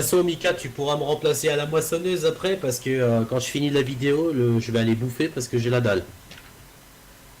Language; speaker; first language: French; native; French